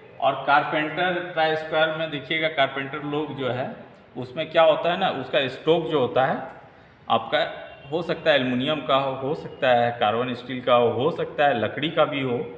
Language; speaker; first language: Hindi; native; Hindi